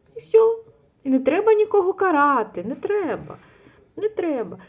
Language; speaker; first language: Ukrainian; non-native, local second language; Russian